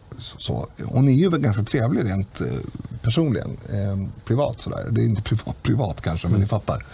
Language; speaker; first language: Swedish; native; Swedish